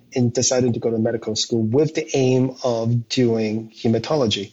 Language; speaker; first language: English; non-native, local second language; Cantonese